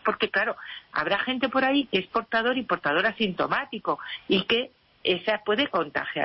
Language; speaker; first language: Spanish; native; Spanish